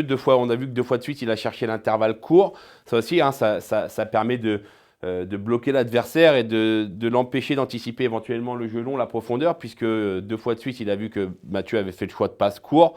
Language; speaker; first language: French; native; French